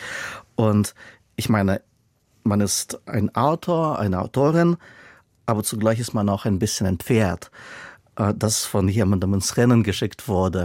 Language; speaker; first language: German; non-native, fluent; Russian